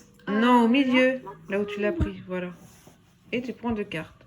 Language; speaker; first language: French; native; French